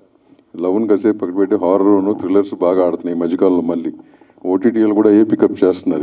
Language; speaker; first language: Telugu; native; Telugu